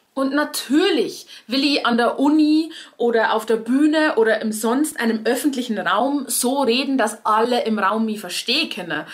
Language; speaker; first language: German; native; German